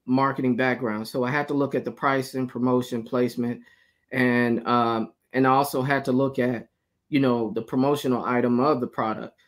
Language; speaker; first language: English; native; English